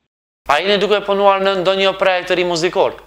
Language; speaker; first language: Albanian; native; Albanian